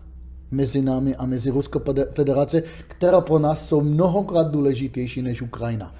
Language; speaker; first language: Czech; non-native, learner; Hebrew